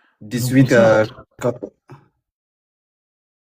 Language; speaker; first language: French; non-native, learner; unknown